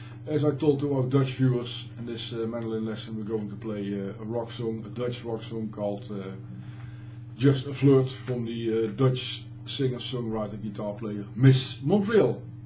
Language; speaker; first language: English; non-native, fluent; Dutch